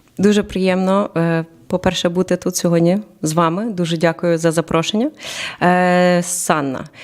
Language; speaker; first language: Ukrainian; native; Ukrainian